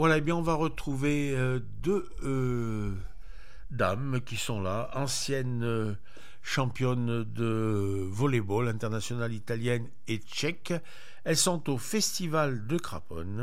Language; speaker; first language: French; native; French